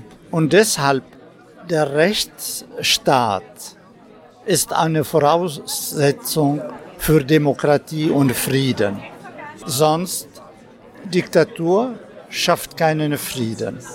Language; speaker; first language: German; non-native, fluent; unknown